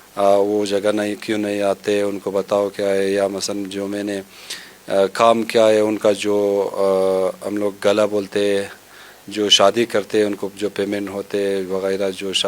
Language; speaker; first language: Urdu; non-native, local second language; Hazaragi